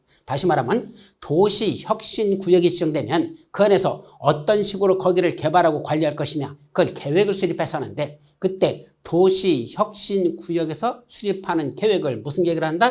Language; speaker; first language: Korean; native; Korean